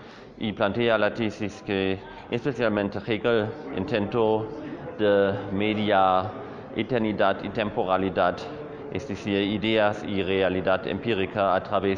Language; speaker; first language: Spanish; non-native, fluent; German